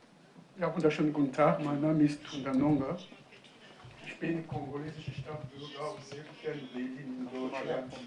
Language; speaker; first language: German; non-native, fluent; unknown